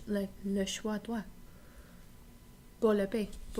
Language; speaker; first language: French; non-native, learner; English